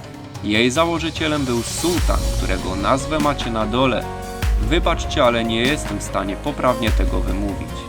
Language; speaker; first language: Polish; native; Polish